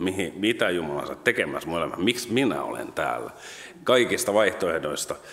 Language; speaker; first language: Finnish; native; Finnish